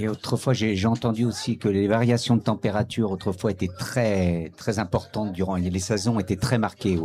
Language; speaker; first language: French; native; French